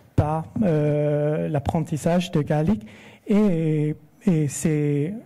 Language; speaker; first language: French; non-native, fluent; English